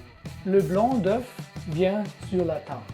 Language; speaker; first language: French; non-native, learner; German